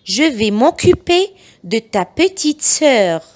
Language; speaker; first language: French; non-native, fluent; Arabic